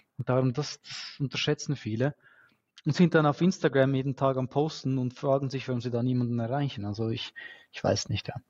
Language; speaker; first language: German; native; German